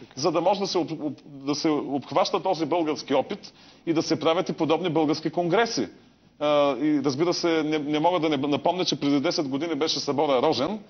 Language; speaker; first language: Bulgarian; native; Bulgarian